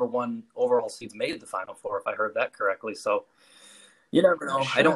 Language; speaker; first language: English; native; English